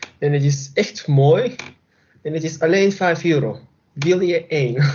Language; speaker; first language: Dutch; non-native, learner; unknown